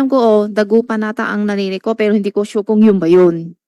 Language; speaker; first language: Filipino; non-native, local second language; Chinese